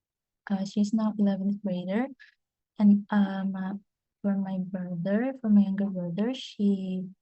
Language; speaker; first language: English; non-native, fluent; Indonesian